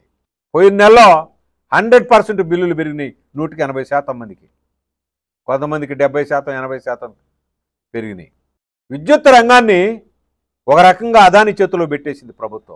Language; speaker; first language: Telugu; native; Telugu